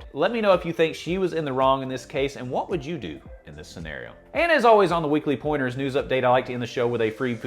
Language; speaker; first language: English; native; English